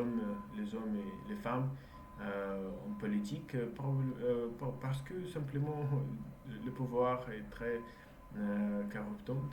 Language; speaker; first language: French; non-native, learner; Russian